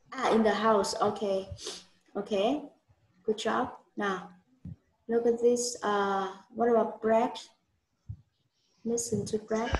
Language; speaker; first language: English; non-native, learner; Vietnamese